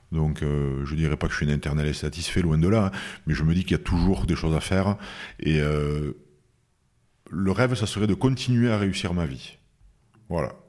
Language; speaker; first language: French; native; French